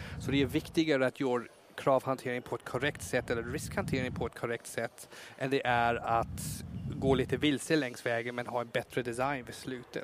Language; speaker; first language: Swedish; non-native, fluent; English